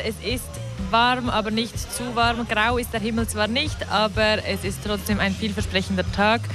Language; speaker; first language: German; native; German